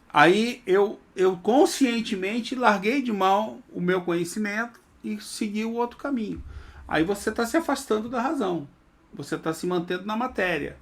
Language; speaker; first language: Portuguese; native; Portuguese